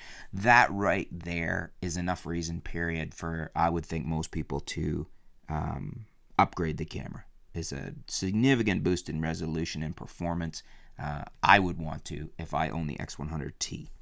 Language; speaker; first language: English; native; English